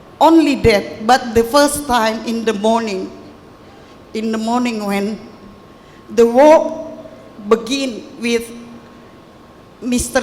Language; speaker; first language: English; non-native, learner; Indonesian